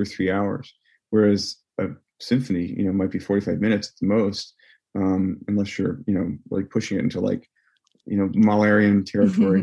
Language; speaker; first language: English; native; English